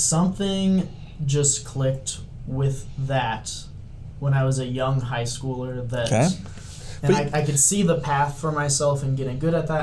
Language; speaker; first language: English; native; English